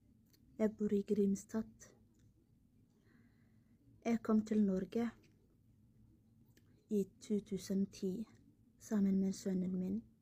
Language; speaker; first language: Norwegian; non-native, learner; Somali